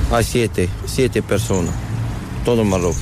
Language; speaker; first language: Spanish; non-native, learner; Arabic